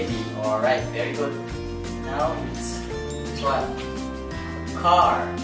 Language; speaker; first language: English; non-native, learner; Indonesian